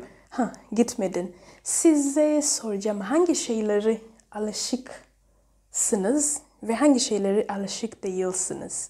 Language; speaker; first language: Turkish; non-native, learner; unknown